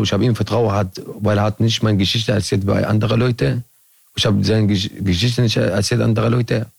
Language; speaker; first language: German; non-native, learner; Arabic